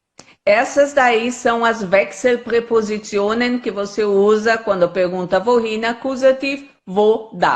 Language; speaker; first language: Portuguese; non-native, fluent; German